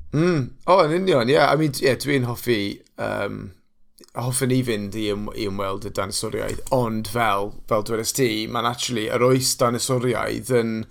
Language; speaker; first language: Welsh; non-native, local second language; English